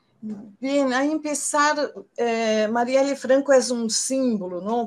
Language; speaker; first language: Spanish; non-native, fluent; Portuguese